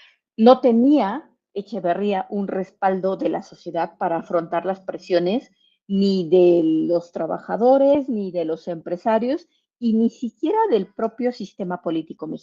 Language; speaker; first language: Spanish; native; Spanish